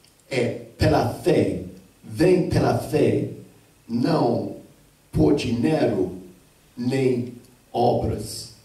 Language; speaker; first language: Portuguese; non-native, fluent; English